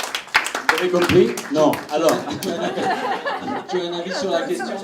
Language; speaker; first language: French; non-native, learner; Italian